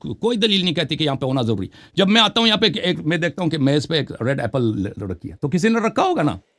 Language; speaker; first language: Urdu; non-native, fluent; Persian